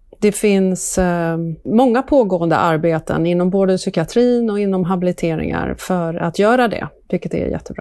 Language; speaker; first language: Swedish; native; Swedish